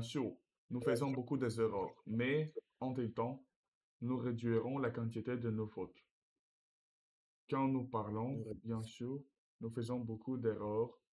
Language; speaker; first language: French; non-native, learner; Russian